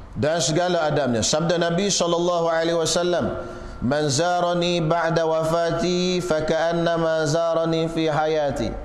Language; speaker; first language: Malay; native; Malay